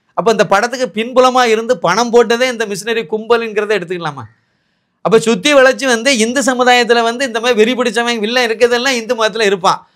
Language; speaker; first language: Tamil; native; Tamil